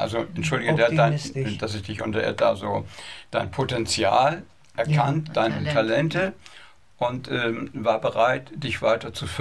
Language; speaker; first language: German; native; German